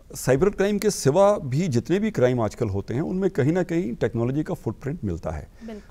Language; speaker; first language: Hindi; native; Hindi